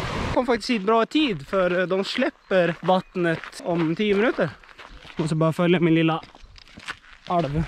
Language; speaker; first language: Swedish; native; Swedish